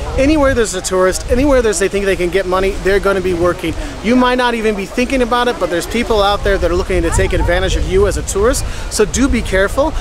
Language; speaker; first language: English; native; English